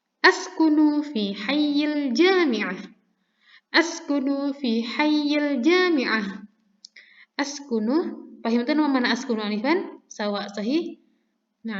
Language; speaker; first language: Arabic; non-native, fluent; Indonesian